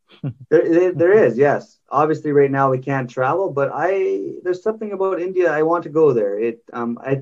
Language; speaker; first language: English; native; English